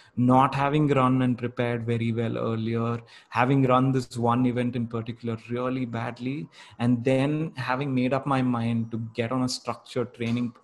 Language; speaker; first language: English; non-native, local second language; Kannada